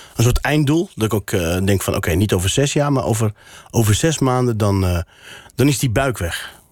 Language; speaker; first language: Dutch; non-native, local second language; Berber languages